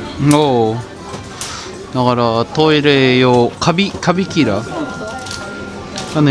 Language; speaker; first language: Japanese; non-native, learner; Filipino